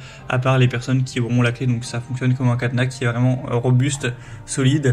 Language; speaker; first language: French; native; French